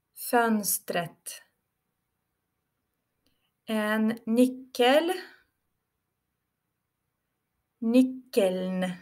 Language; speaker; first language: Swedish; non-native, fluent; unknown